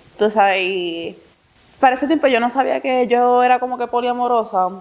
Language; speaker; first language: Spanish; non-native, learner; English